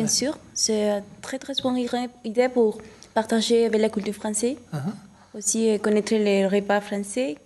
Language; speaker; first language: French; non-native, learner; Spanish